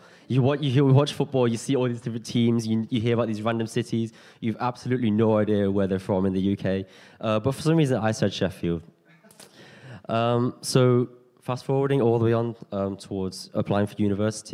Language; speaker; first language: English; native; English